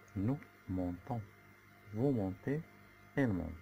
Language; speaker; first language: French; non-native, local second language; Arabic